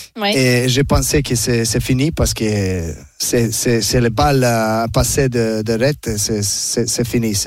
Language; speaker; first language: French; non-native, learner; Serbian